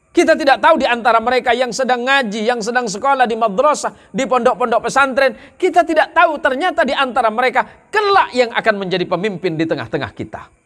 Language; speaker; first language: Indonesian; native; Indonesian